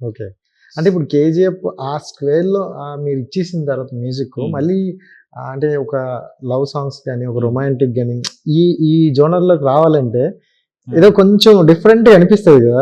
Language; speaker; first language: Telugu; native; Telugu